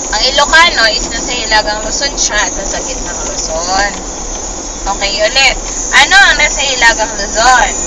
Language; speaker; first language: Filipino; native; Filipino